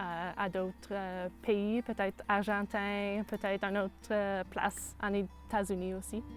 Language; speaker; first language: French; non-native, local second language; English